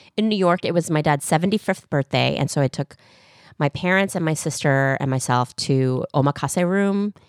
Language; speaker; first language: English; early bilingual, other home language; Korean